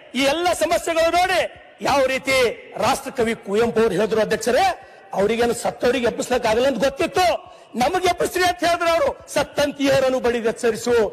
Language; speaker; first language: Kannada; native; Kannada